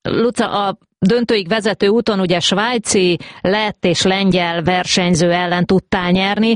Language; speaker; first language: Hungarian; native; Hungarian